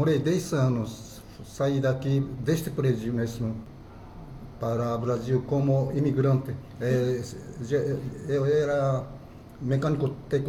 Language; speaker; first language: Portuguese; non-native, fluent; Japanese